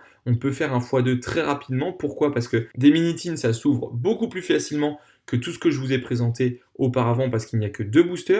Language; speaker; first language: French; native; French